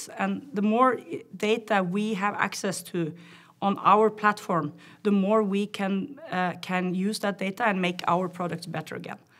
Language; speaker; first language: English; non-native, fluent; Norwegian